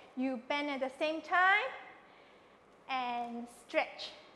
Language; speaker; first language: English; non-native, local second language; Cantonese